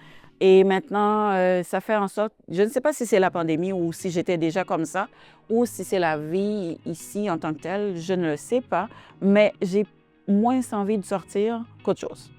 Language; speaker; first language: French; non-native, local second language; Haitian Creole